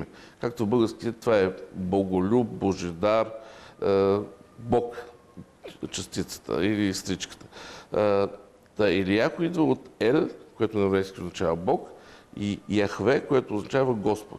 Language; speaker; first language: Bulgarian; native; Bulgarian